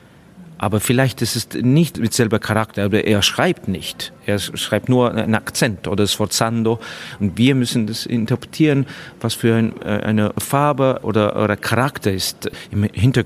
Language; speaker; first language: German; non-native, fluent; Estonian